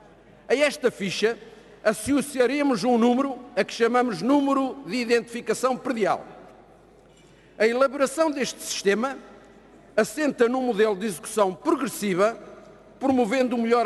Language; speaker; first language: Portuguese; native; Portuguese